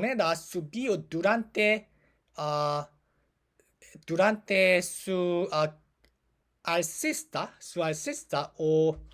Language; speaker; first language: Spanish; non-native, learner; Korean